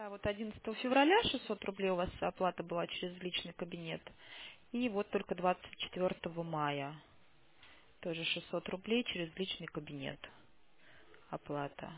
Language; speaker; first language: Russian; native; Russian